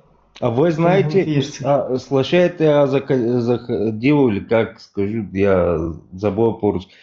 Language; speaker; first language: Russian; non-native, learner; Bulgarian